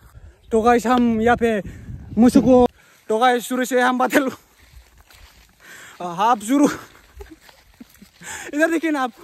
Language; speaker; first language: Hindi; non-native, local second language; Bodo